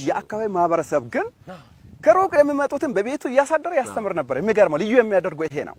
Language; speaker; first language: Amharic; non-native, local second language; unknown